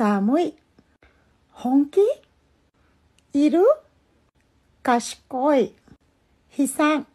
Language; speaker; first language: Japanese; non-native, fluent; Filipino